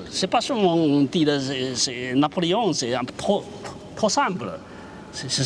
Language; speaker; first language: French; non-native, learner; Chinese